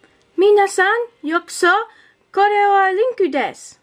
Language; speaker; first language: Japanese; non-native, learner; English